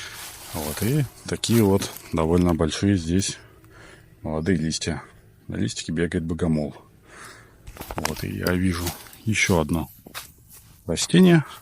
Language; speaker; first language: Russian; native; Russian